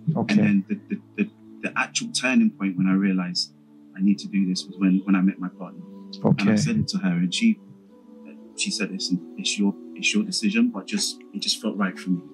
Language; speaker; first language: English; native; English